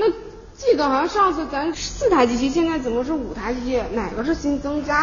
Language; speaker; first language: Chinese; native; Chinese